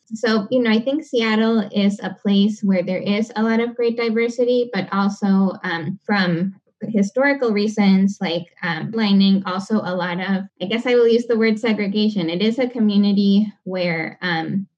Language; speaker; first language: English; non-native, fluent; Spanish